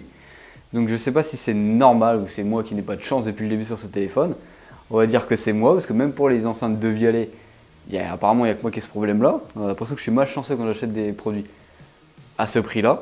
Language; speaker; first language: French; native; French